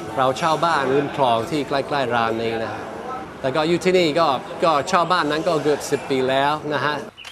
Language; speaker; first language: Thai; non-native, fluent; English